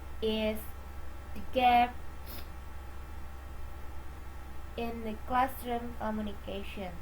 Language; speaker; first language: English; non-native, learner; Indonesian